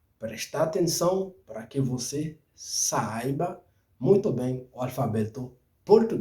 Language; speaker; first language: Portuguese; non-native, fluent; Haitian Creole